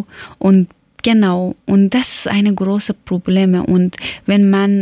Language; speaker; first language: German; non-native, learner; Persian